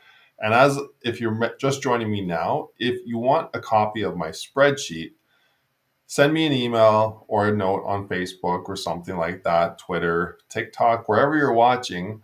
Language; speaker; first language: English; native; English